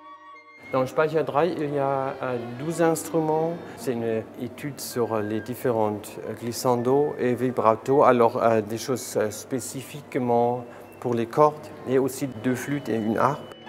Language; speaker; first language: French; non-native, fluent; German